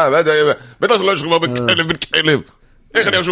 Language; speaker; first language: Hebrew; native; Hebrew